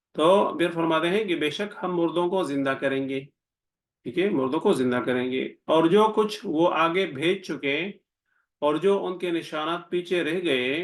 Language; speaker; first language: Urdu; non-native, local second language; Pashto